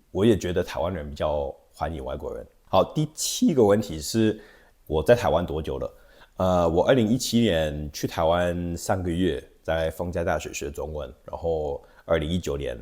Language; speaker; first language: Chinese; non-native, fluent; English